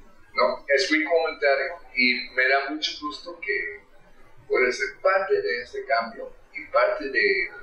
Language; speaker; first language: Spanish; non-native, fluent; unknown